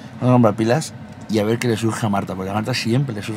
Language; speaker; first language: Spanish; native; Spanish